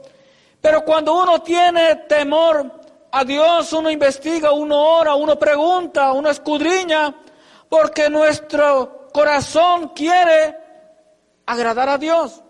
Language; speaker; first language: Spanish; native; Spanish